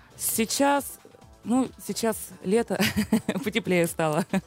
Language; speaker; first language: Russian; native; Russian